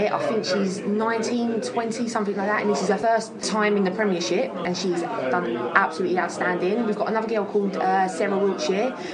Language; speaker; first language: English; native; English